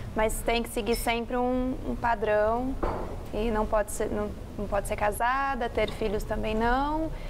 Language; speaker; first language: Portuguese; native; Portuguese